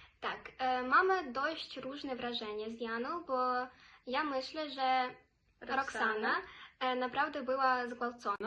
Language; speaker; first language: Polish; non-native, fluent; Ukrainian